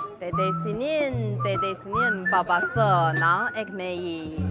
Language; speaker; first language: Turkish; non-native, learner; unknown